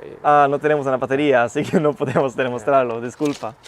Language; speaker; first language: Spanish; non-native, fluent; Swedish